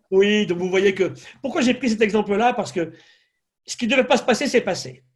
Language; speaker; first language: French; native; French